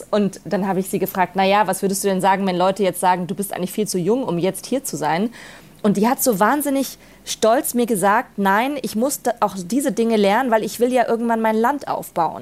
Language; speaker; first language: German; native; German